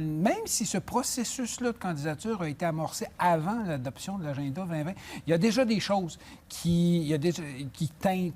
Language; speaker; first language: French; native; French